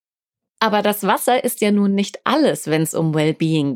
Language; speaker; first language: German; native; German